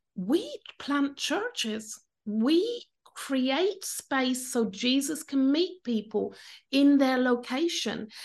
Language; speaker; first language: English; native; English